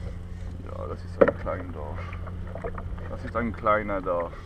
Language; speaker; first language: German; non-native, learner; French